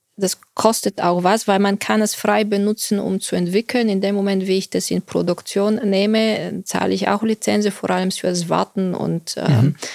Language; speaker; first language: German; non-native, fluent; Bulgarian